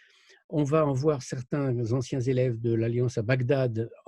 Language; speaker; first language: French; native; French